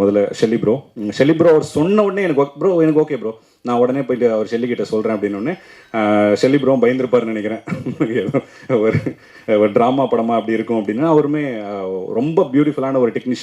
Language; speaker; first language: Tamil; native; Tamil